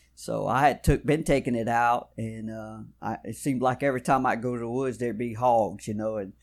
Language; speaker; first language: English; native; English